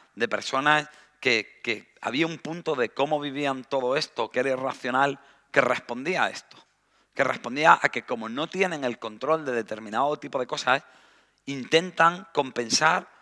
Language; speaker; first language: Spanish; native; Spanish